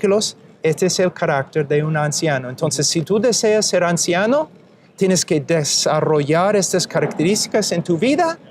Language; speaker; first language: Spanish; non-native, fluent; English